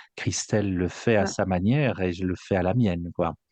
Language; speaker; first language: French; native; French